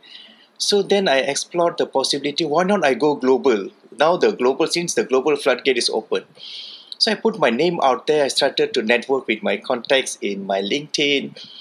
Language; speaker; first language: English; non-native, local second language; Tamil